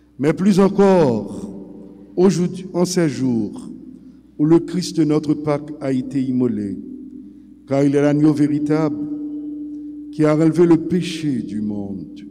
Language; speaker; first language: French; non-native, local second language; Haitian Creole